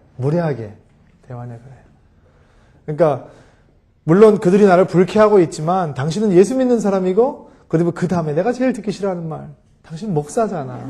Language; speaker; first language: Korean; early bilingual, heritage; Korean